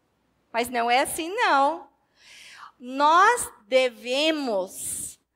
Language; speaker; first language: Portuguese; non-native, fluent; English